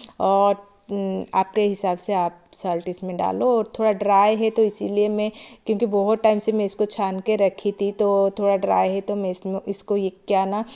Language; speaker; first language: Hindi; non-native, local second language; Odia